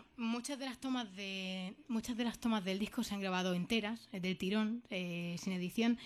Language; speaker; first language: Spanish; native; Spanish